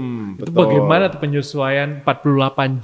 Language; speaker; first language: Indonesian; native; Indonesian